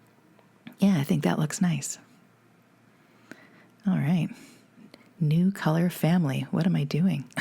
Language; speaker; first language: English; native; English